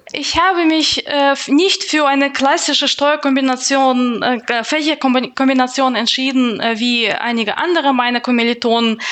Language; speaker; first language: German; non-native, fluent; Russian